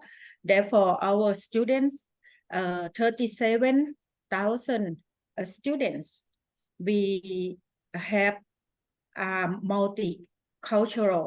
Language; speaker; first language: English; non-native, fluent; Thai